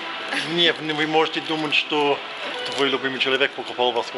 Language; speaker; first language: Russian; non-native, learner; English